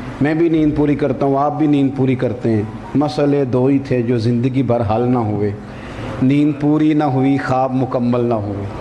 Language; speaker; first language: Urdu; non-native, local second language; Punjabi